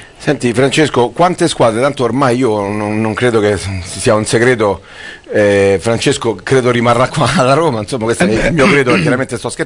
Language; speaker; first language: Italian; native; Italian